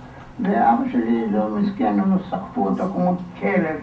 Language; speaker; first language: Hebrew; non-native, fluent; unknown